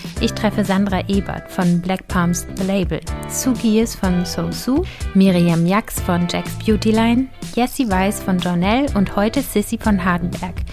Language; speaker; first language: German; native; German